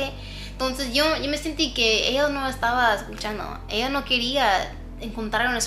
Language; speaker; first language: Spanish; non-native, fluent; English